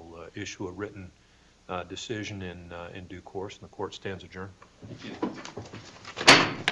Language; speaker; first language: English; native; English